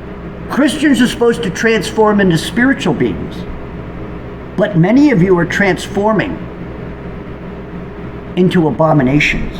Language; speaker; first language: English; native; English